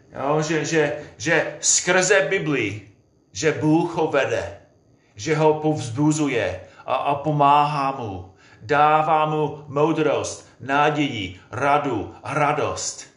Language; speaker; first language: Czech; non-native, fluent; English